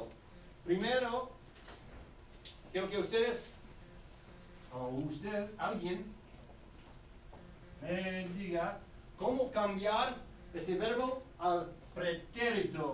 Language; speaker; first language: Spanish; non-native, fluent; English